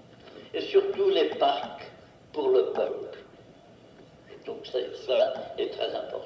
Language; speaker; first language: French; non-native, fluent; Portuguese